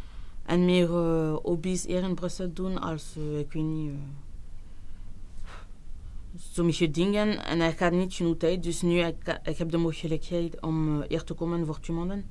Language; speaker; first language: Dutch; non-native, local second language; French